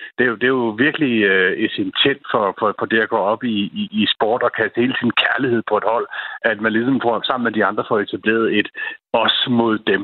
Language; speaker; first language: Danish; native; Danish